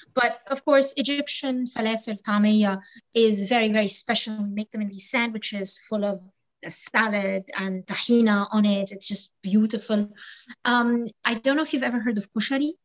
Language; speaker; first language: English; non-native, fluent; Arabic